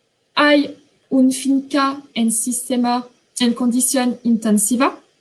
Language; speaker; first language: Spanish; non-native, fluent; French